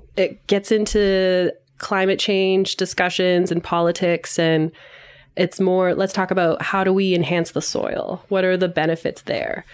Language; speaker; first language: English; native; English